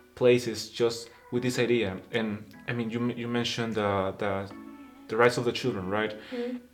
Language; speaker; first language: English; non-native, fluent; Spanish